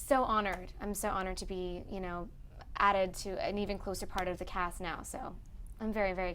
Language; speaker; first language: English; native; English